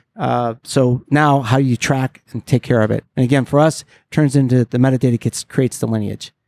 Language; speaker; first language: English; native; English